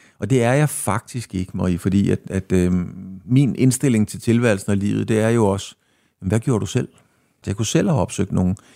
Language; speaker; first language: Danish; native; Danish